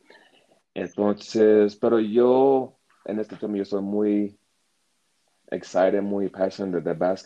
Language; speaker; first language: Spanish; non-native, learner; English